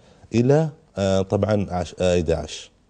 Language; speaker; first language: Arabic; native; Arabic